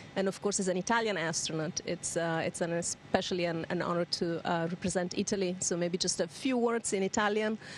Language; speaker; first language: English; non-native, fluent; Italian